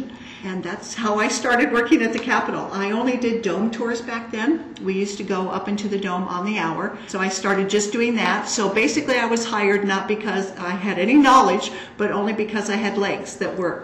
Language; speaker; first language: English; native; English